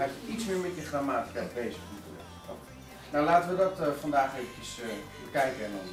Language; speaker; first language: Dutch; native; Dutch